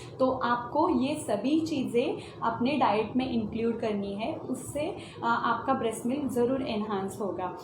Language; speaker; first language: Hindi; non-native, local second language; Marathi